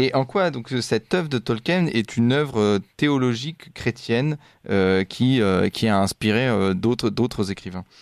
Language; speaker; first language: French; native; French